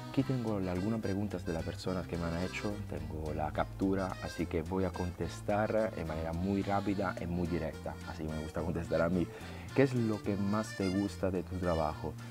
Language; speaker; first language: Spanish; non-native, fluent; Italian